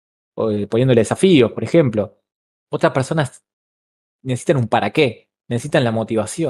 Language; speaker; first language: Spanish; native; Spanish